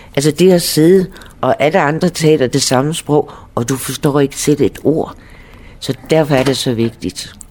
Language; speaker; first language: Danish; native; Danish